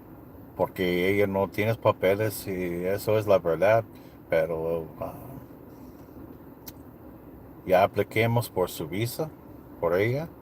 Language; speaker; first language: Spanish; non-native, learner; English